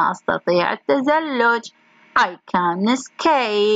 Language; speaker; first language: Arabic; native; Arabic